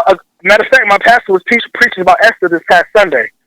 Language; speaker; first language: English; native; English